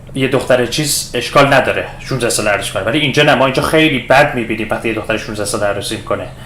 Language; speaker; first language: Persian; early bilingual, heritage; Persian